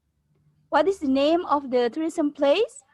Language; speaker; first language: English; non-native, learner; Indonesian